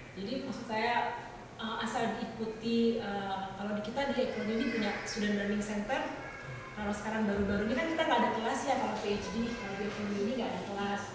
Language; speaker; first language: Indonesian; native; Indonesian